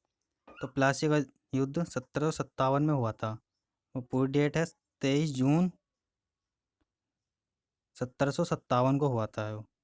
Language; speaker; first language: Hindi; native; Hindi